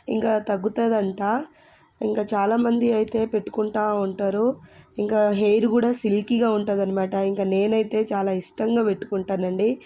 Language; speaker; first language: Telugu; native; Telugu